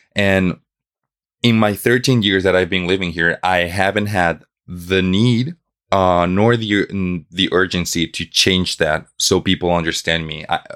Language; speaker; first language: English; non-native, fluent; Spanish